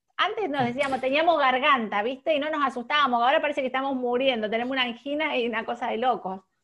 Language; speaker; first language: Spanish; native; Spanish